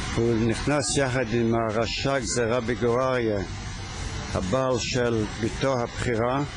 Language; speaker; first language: Hebrew; early bilingual, other home language; Yiddish